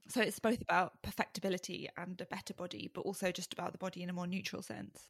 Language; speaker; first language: English; native; English